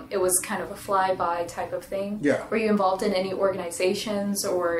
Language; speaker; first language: English; native; English